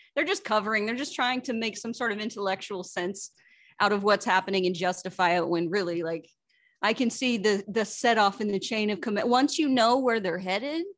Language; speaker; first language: English; native; English